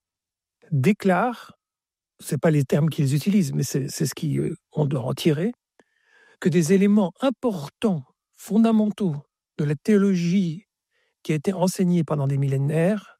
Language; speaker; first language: French; native; French